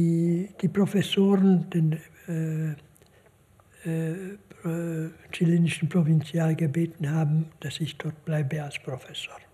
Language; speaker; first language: German; non-native, fluent; Hungarian